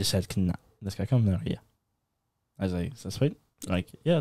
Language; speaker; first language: English; native; English